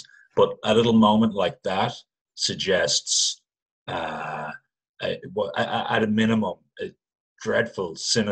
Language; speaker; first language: English; native; English